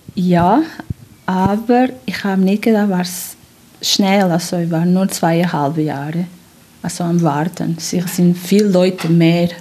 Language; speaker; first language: German; non-native, fluent; Portuguese